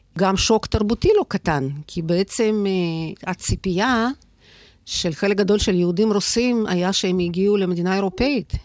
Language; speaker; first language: Hebrew; non-native, fluent; Russian